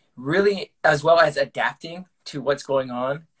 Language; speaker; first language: English; native; English